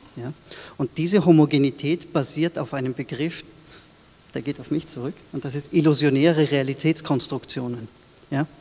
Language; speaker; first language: German; early bilingual, other home language; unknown